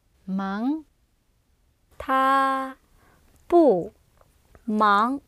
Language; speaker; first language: Chinese; non-native, learner; English